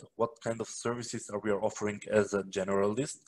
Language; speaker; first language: English; non-native, fluent; Macedonian